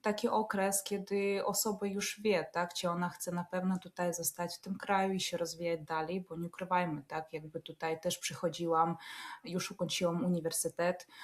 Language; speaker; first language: Polish; non-native, fluent; Russian